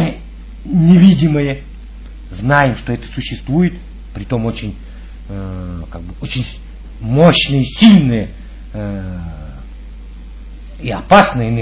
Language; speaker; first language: Russian; native; Russian